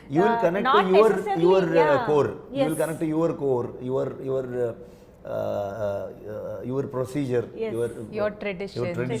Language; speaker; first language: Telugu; non-native, learner; Kannada